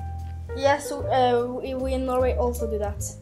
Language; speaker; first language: English; non-native, learner; Norwegian